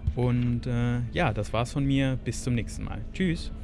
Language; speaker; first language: German; native; German